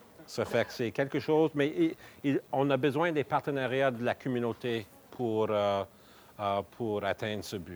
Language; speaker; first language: French; native; French